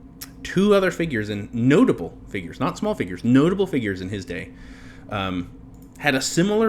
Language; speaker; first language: English; native; English